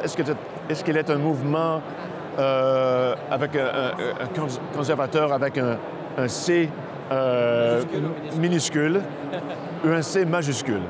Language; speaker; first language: French; non-native, local second language; English